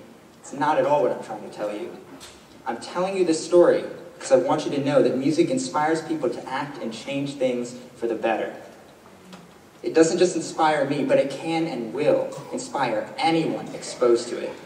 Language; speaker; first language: English; native; English